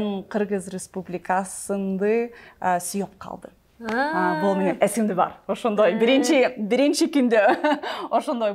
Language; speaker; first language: Kyrgyz; non-native, learner; English